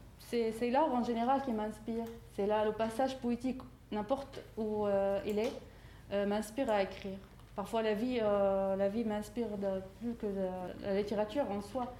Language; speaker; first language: French; non-native, fluent; Arabic